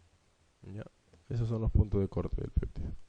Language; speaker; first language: Spanish; native; Spanish